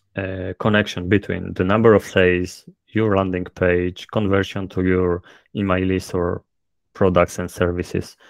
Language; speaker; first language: English; non-native, fluent; Polish